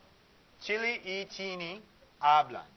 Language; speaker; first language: Spanish; non-native, fluent; English